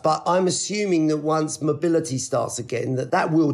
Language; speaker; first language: English; native; English